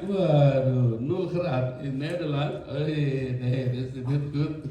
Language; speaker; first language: Dutch; non-native, learner; Indonesian